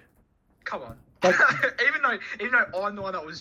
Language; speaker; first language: English; native; English